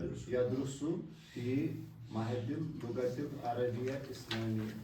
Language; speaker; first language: Arabic; non-native, learner; Kashmiri